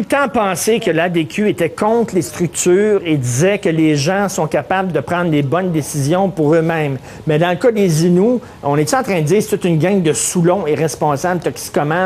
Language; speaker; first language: French; native; French